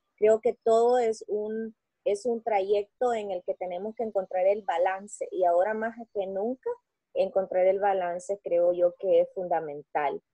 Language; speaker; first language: Spanish; native; Spanish